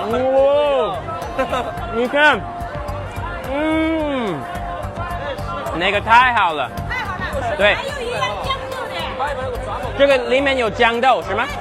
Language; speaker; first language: Chinese; non-native, learner; English